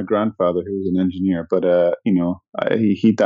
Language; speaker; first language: English; native; English